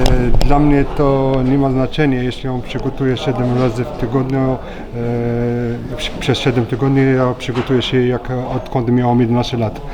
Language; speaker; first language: Polish; non-native, learner; French